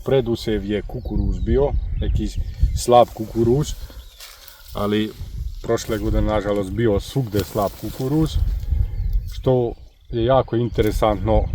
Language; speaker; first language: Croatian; non-native, local second language; Hungarian